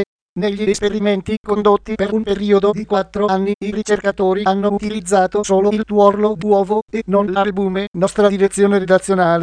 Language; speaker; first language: Italian; native; Italian